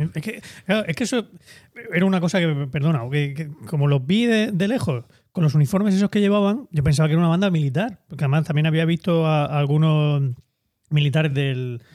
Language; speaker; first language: Spanish; native; Spanish